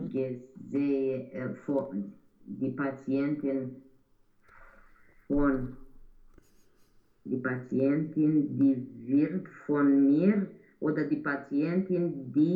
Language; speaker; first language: German; non-native, learner; Romanian